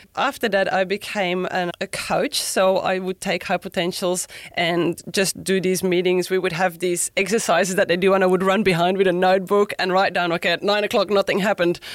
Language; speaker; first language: English; non-native, fluent; Dutch